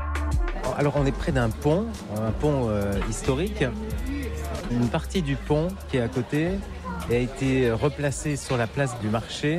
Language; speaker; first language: French; native; French